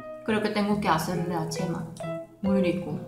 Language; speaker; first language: Spanish; non-native, fluent; Korean